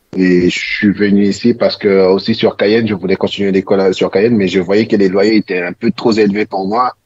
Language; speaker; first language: French; non-native, local second language; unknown